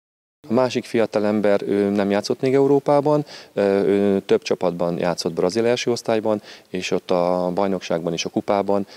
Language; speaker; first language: Hungarian; native; Hungarian